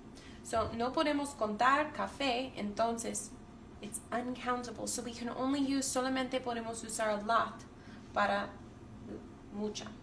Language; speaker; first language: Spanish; non-native, fluent; English